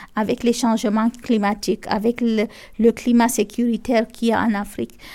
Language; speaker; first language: French; non-native, local second language; Fula